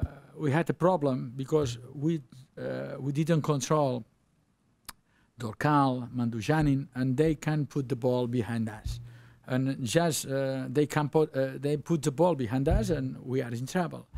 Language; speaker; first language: English; non-native, learner; Spanish